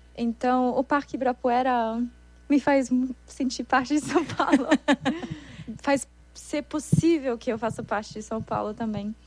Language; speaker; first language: Portuguese; non-native, fluent; German